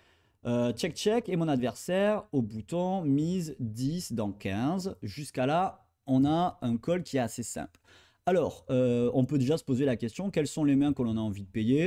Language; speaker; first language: French; native; French